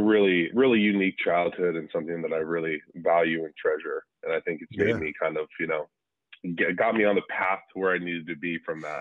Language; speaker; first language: English; native; English